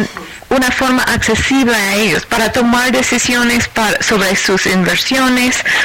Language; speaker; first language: Spanish; non-native, fluent; English